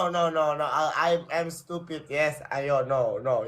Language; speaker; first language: English; non-native, learner; Sundanese